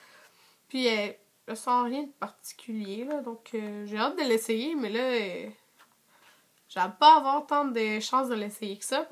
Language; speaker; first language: French; native; French